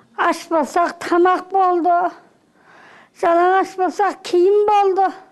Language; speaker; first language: Kazakh; native; Kazakh